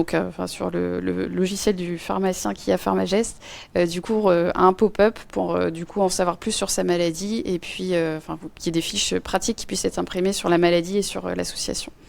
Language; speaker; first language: French; native; French